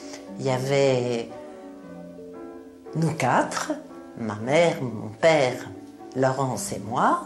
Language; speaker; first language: French; native; French